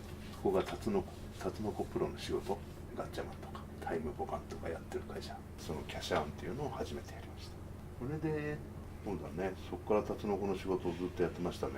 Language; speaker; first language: Japanese; native; Japanese